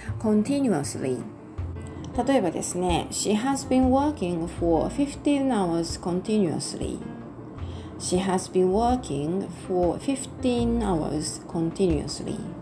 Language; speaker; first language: English; non-native, fluent; Japanese